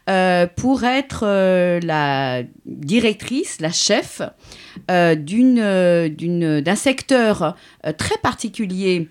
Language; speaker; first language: French; native; French